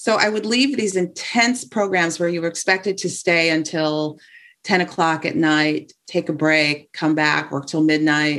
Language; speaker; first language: English; native; English